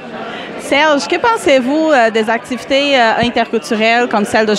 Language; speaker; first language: French; native; French